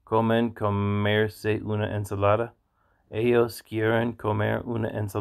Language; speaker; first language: Spanish; non-native, learner; English